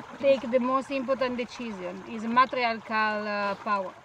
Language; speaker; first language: English; non-native, learner; Italian